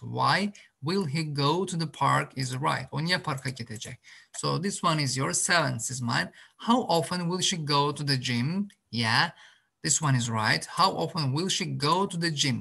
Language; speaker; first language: English; non-native, fluent; Azerbaijani